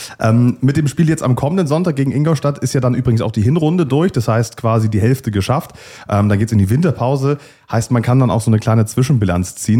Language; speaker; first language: German; native; German